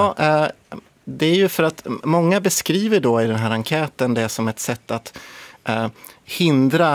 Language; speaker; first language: Swedish; native; Swedish